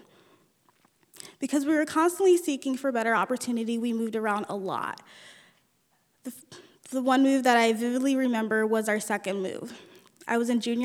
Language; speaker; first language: English; early bilingual, other home language; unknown